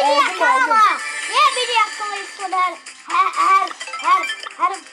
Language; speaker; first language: Turkish; early bilingual, other home language; Arabic